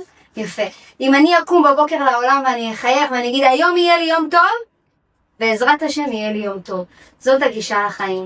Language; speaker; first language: Hebrew; native; Hebrew